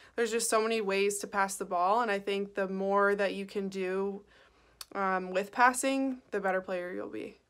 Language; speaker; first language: English; native; English